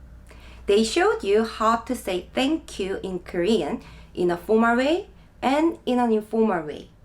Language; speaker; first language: English; non-native, fluent; Korean